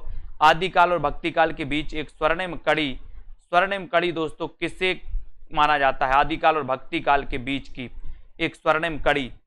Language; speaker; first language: Hindi; native; Hindi